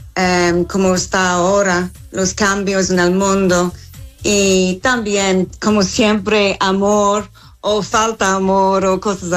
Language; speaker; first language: Spanish; non-native, fluent; English